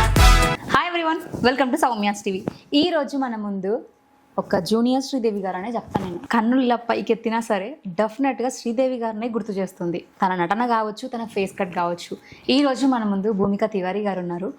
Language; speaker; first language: Telugu; native; Telugu